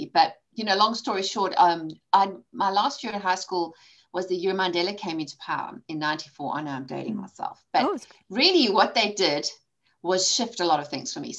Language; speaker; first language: English; native; English